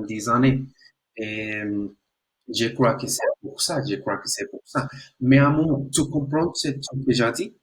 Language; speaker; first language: French; non-native, learner; Spanish